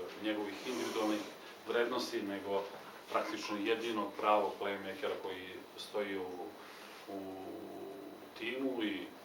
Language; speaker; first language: Serbian; native; Serbian